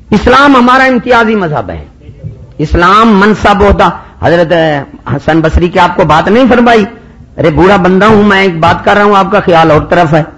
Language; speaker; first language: Urdu; non-native, local second language; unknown